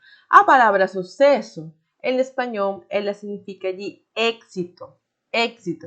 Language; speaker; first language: Portuguese; non-native, fluent; Spanish